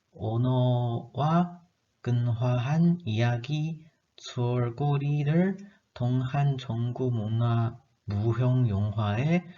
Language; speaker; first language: Korean; non-native, learner; Chinese